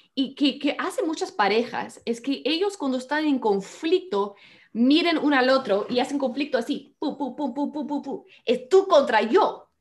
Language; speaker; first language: Spanish; non-native, fluent; English